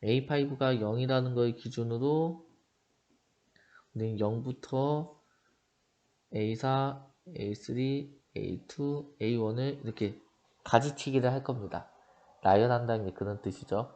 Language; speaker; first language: Korean; native; Korean